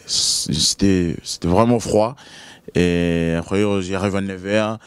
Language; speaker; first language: French; non-native, learner; Fijian